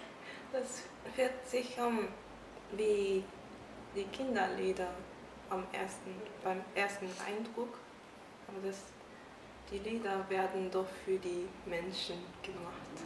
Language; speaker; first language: German; non-native, fluent; Japanese